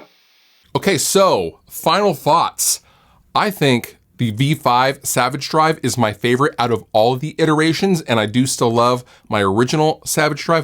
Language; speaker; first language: English; native; English